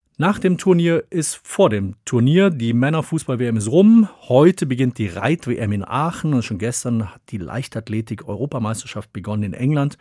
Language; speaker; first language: German; native; German